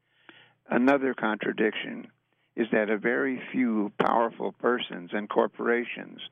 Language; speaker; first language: English; native; English